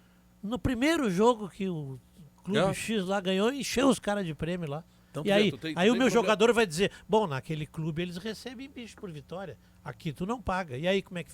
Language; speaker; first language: Portuguese; native; Portuguese